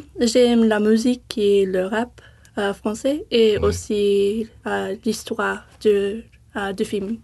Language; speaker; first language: French; non-native, learner; English